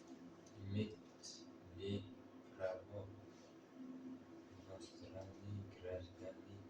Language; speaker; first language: Russian; non-native, learner; Uzbek